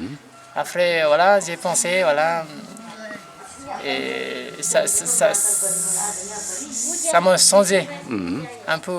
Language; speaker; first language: French; non-native, learner; Nepali